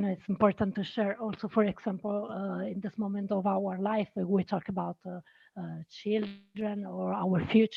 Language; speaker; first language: English; non-native, learner; Italian